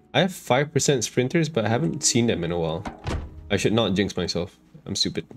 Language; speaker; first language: English; non-native, local second language; Malay